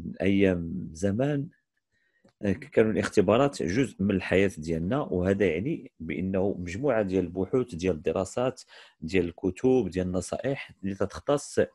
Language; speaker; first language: Arabic; native; Arabic